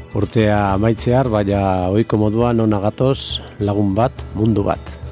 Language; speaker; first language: Basque; native; Basque